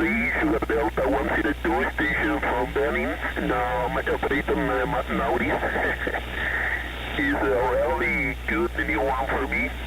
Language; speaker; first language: English; non-native, learner; Spanish